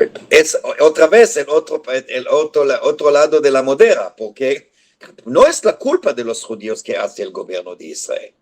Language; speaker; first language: Spanish; non-native, fluent; Hebrew